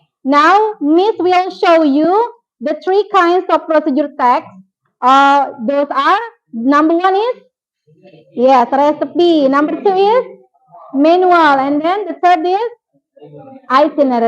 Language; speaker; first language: English; non-native, fluent; Indonesian